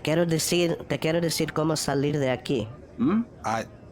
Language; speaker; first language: Spanish; early bilingual, heritage; Spanish